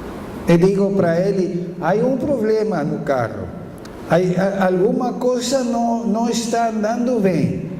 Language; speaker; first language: Portuguese; non-native, fluent; Spanish